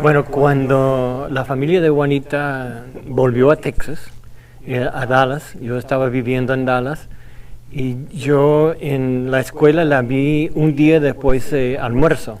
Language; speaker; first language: Spanish; non-native, fluent; English